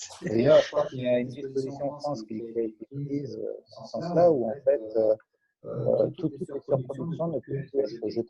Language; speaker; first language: French; native; French